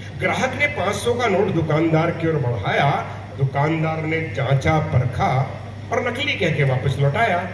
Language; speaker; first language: Hindi; non-native, local second language; Punjabi